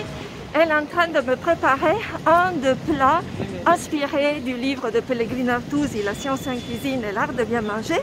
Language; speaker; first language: French; non-native, fluent; Italian